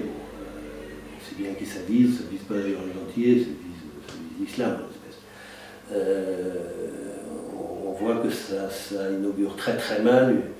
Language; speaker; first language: French; native; French